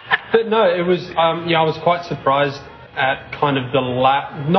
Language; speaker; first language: English; native; English